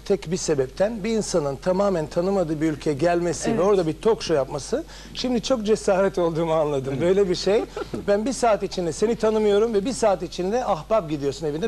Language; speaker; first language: Turkish; non-native, fluent; English